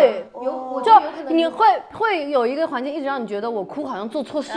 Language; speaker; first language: Chinese; native; Chinese